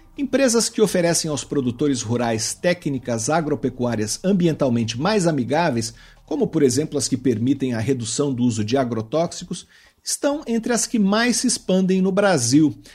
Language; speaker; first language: Portuguese; native; Portuguese